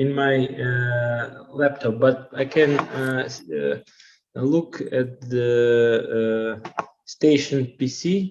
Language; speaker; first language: English; non-native, learner; Russian